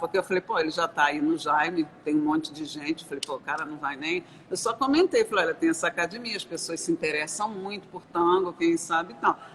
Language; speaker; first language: Portuguese; native; Portuguese